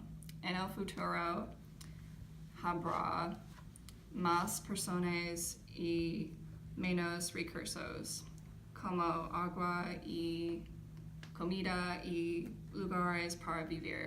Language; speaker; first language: Spanish; non-native, learner; English